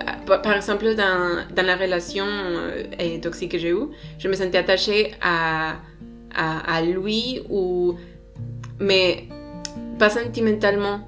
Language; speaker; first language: French; non-native, learner; Spanish